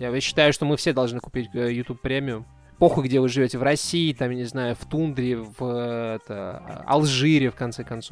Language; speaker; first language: Russian; native; Russian